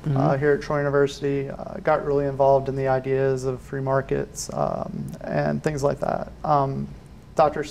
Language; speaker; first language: English; native; English